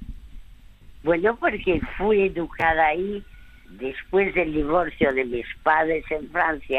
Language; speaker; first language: Spanish; early bilingual, other home language; French